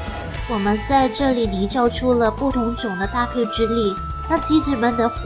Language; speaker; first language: Chinese; native; Chinese